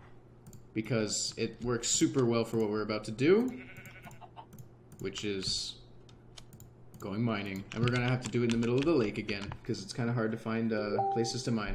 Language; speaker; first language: English; native; English